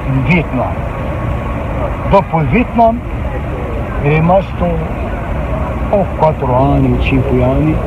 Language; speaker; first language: Italian; non-native, fluent; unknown